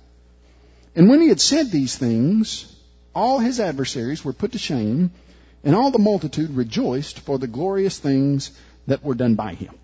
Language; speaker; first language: English; native; English